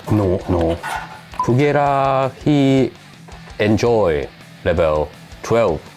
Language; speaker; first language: English; non-native, learner; Japanese